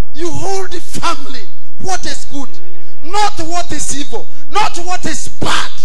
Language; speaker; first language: English; non-native, local second language; Swahili